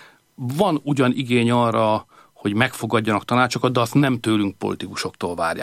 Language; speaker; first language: Hungarian; native; Hungarian